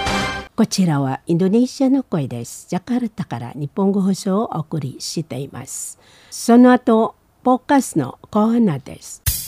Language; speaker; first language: Japanese; non-native, fluent; Indonesian